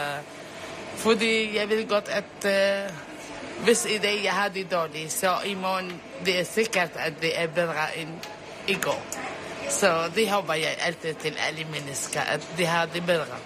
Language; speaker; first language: Danish; non-native, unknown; Arabic